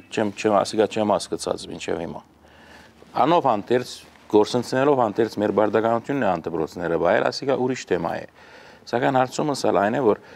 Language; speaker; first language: Armenian; early bilingual, heritage; Armenian